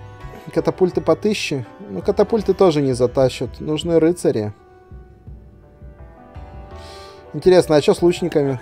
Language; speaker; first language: Russian; native; Russian